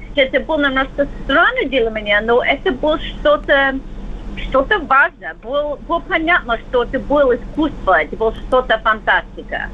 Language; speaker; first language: Russian; non-native, learner; English